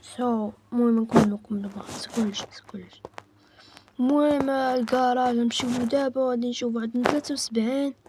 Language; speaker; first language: Arabic; native; Arabic